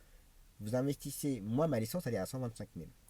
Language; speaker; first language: French; native; French